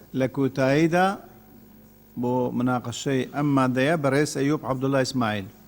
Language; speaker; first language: Central Kurdish; non-native, local second language; Kurdish